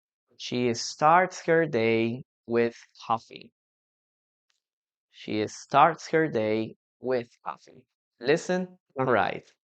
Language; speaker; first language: English; non-native, fluent; Spanish